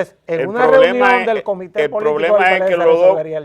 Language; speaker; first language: Spanish; native; Spanish